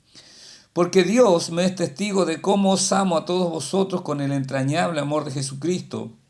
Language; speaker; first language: Spanish; native; Spanish